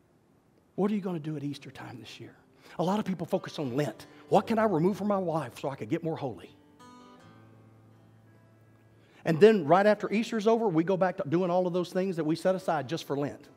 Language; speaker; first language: English; native; English